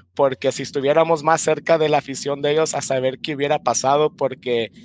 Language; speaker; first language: Spanish; early bilingual, heritage; Spanish